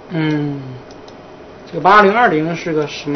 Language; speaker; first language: Chinese; native; Chinese